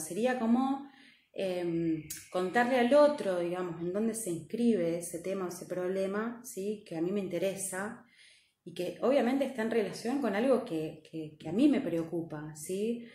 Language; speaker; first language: Spanish; native; Spanish